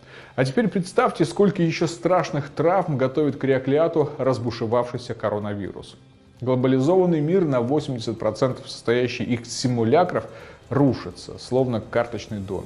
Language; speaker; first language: Russian; native; Russian